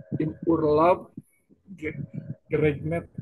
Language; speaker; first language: German; non-native, learner; Indonesian